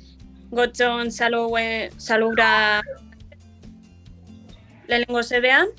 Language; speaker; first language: Basque; non-native, local second language; Spanish